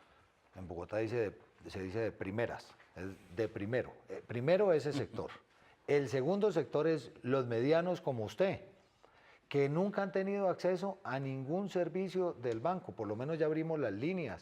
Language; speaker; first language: Spanish; native; Spanish